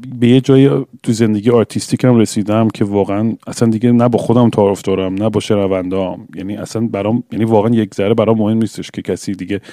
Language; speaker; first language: Persian; early bilingual, heritage; English